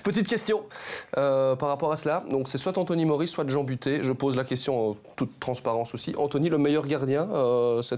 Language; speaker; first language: French; native; French